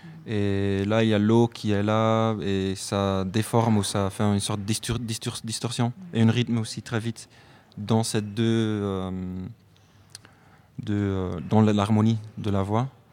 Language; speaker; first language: French; non-native, fluent; Dutch